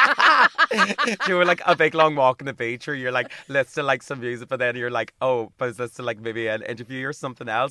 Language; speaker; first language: English; native; English